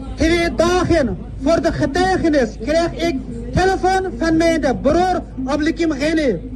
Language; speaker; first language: Dutch; non-native, fluent; Uyghur